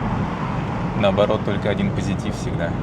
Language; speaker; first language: Russian; native; Russian